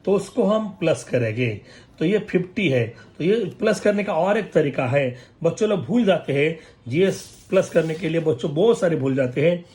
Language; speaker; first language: Hindi; non-native, local second language; Marathi